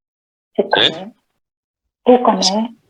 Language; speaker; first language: French; non-native, learner; Vietnamese